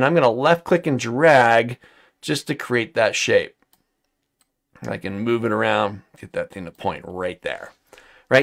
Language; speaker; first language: English; native; English